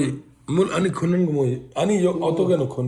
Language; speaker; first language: Korean; non-native, learner; Hindi